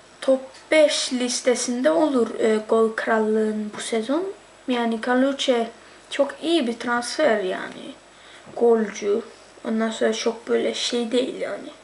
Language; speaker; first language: Turkish; early bilingual, heritage; Turkish